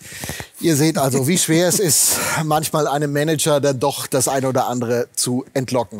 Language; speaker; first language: German; native; German